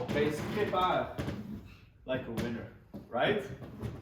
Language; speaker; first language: French; native; French